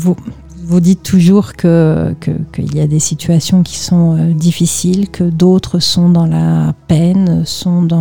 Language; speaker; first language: French; native; French